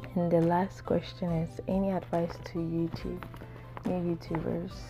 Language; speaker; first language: English; non-native, local second language; Akan